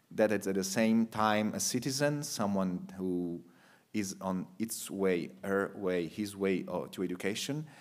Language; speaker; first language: English; non-native, fluent; Italian